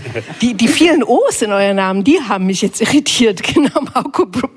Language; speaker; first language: German; native; German